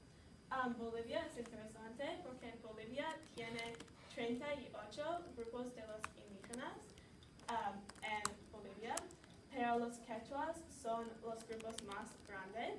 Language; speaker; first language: Spanish; non-native, learner; English